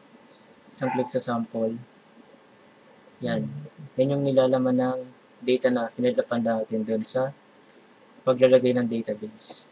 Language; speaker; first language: Filipino; native; Filipino